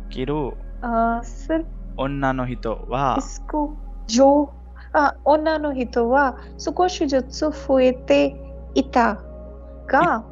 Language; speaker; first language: Japanese; non-native, fluent; Hindi